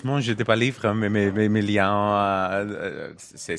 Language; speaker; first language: French; non-native, learner; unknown